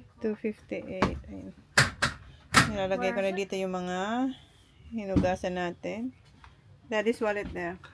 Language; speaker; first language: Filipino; non-native, local second language; Bikol